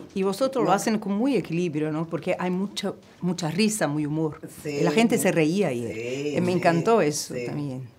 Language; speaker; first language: Spanish; non-native, learner; Portuguese